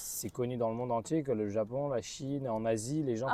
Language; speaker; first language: French; native; French